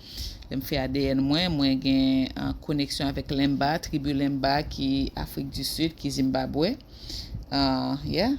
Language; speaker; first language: French; non-native, local second language; Haitian Creole